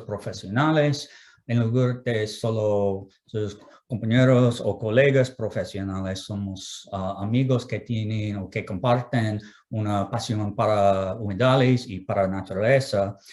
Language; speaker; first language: Spanish; non-native, fluent; English